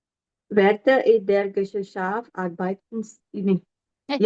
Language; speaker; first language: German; non-native, learner; Indonesian